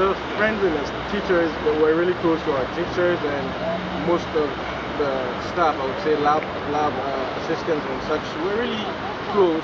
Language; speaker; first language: English; non-native, fluent; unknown